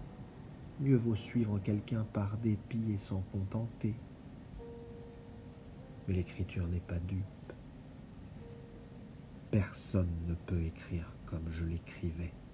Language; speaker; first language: French; native; French